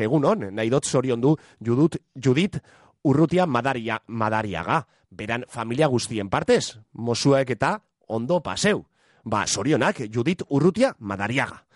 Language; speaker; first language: Basque; native; Basque